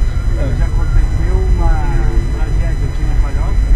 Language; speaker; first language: Portuguese; native; Portuguese